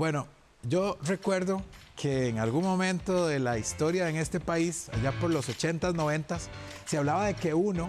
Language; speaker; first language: Spanish; native; Spanish